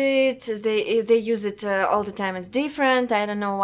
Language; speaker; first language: English; non-native, fluent; Russian